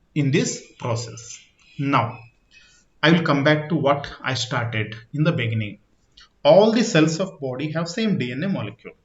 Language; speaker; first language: English; non-native, local second language; Kannada